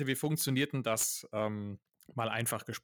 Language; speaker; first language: German; native; German